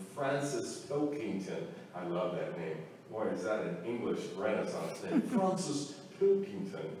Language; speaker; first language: English; native; English